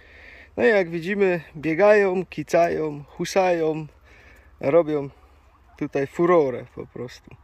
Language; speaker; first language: Polish; native; Polish